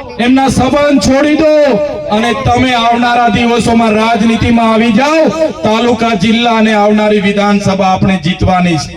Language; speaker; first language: Gujarati; non-native, local second language; Vasavi